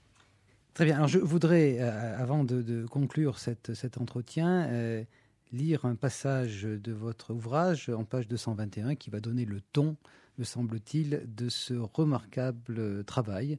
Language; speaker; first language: French; native; French